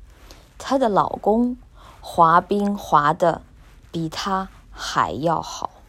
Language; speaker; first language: Chinese; non-native, learner; English